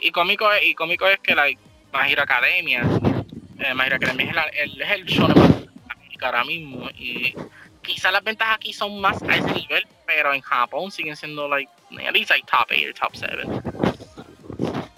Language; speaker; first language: Spanish; native; Spanish